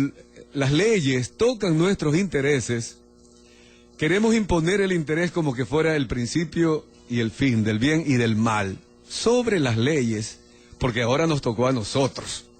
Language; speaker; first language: Spanish; native; Spanish